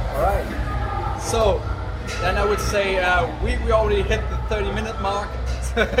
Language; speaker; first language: English; non-native, fluent; German